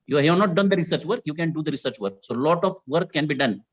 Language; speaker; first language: English; non-native, local second language; Marathi